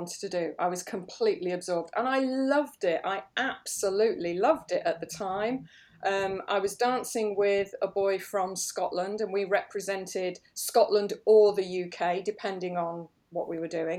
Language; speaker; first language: English; native; English